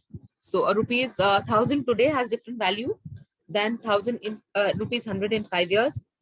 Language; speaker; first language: English; non-native, local second language; Hindi